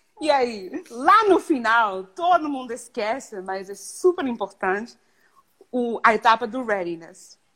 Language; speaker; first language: Portuguese; non-native, fluent; Spanish